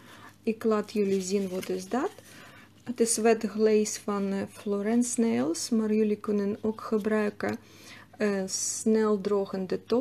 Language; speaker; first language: Dutch; non-native, learner; Russian